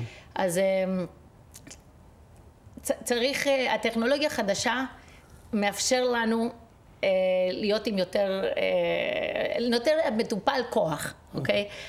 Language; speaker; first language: Hebrew; non-native, fluent; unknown